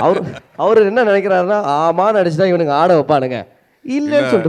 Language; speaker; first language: Tamil; native; Tamil